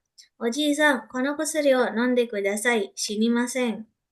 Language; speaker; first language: Japanese; non-native, learner; Indonesian